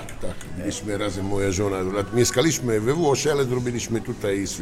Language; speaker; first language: Polish; non-native, learner; Italian